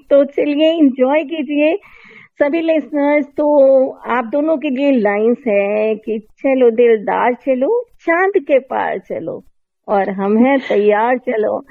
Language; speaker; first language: Hindi; native; Hindi